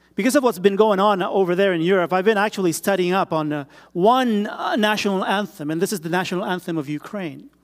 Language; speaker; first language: English; non-native, local second language; Filipino